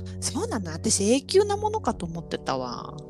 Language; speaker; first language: Japanese; native; Japanese